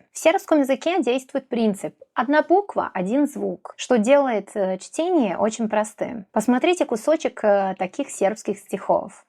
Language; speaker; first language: Russian; non-native, fluent; Serbian